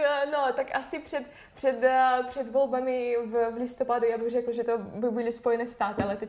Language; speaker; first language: Czech; non-native, fluent; Russian